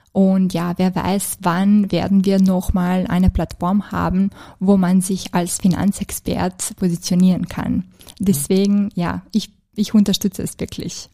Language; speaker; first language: German; non-native, fluent; Serbian